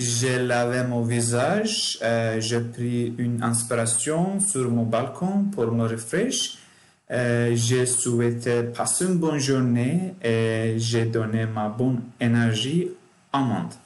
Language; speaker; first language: French; non-native, learner; Turkish